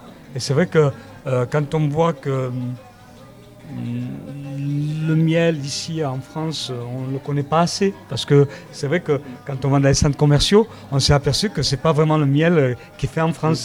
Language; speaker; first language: French; native; French